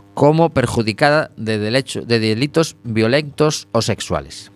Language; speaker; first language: Spanish; non-native, local second language; Galician